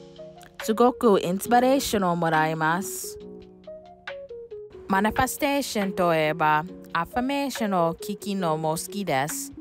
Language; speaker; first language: Japanese; non-native, learner; English